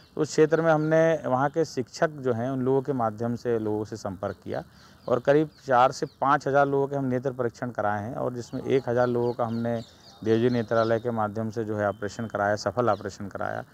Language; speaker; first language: Hindi; native; Hindi